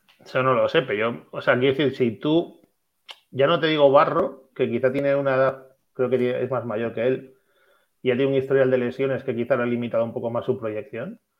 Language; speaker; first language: Spanish; native; Spanish